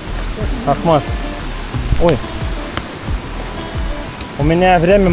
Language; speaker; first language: Russian; non-native, learner; Lithuanian